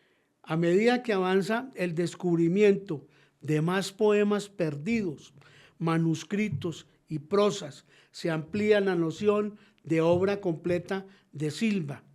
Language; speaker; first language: Spanish; native; Spanish